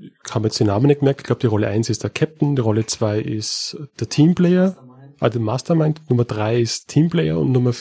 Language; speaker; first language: German; native; German